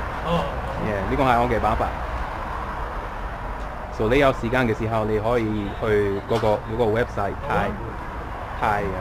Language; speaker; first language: Cantonese; non-native, learner; English